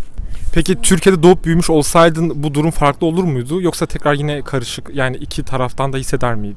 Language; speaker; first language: Turkish; native; Turkish